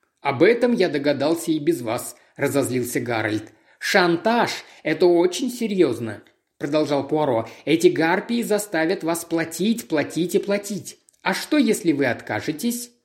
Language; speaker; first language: Russian; native; Russian